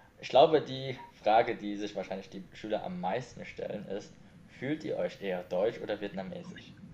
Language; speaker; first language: German; early bilingual, other home language; Vietnamese